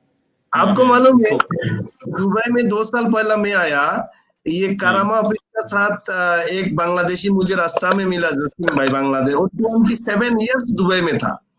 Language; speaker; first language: Hindi; non-native, fluent; Bangla